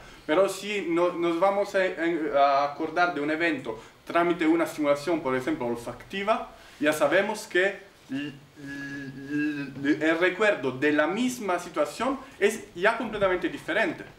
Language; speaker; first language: Spanish; non-native, fluent; Italian